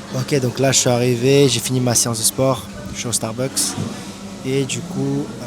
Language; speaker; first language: French; native; French